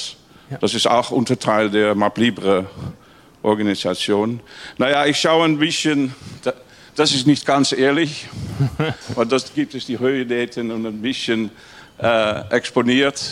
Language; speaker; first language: German; non-native, learner; Dutch